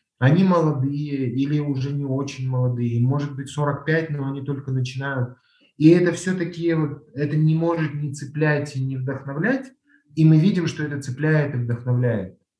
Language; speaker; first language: Russian; native; Russian